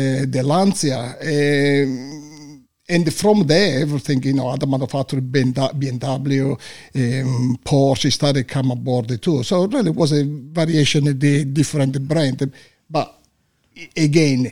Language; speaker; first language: English; non-native, learner; Italian